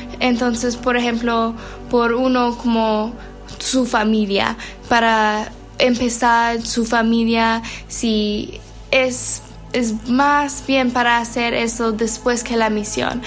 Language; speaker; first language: Spanish; non-native, learner; English